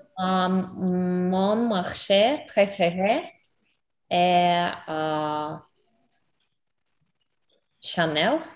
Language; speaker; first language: French; non-native, learner; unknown